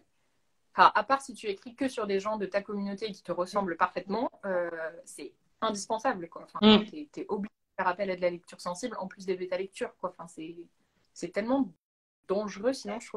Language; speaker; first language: French; native; French